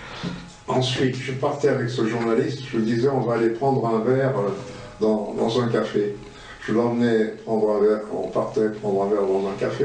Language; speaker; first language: French; native; French